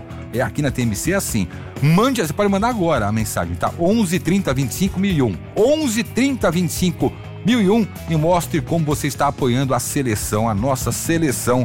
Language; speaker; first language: Portuguese; native; Portuguese